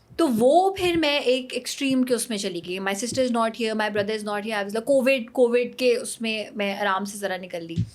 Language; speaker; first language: Urdu; native; Urdu